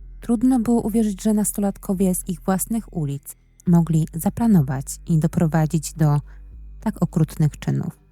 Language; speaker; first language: Polish; native; Polish